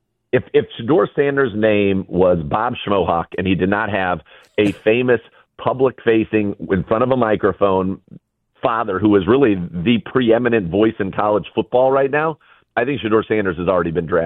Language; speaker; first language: English; native; English